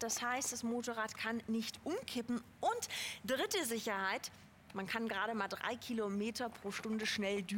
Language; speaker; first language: German; native; German